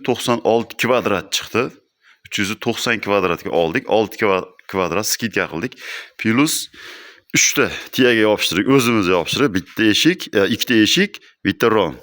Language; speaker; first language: Uzbek; native; Uzbek